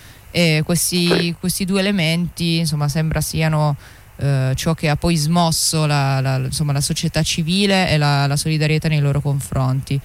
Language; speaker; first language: Italian; native; Italian